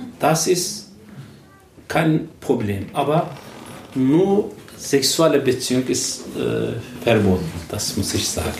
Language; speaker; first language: German; non-native, learner; Turkish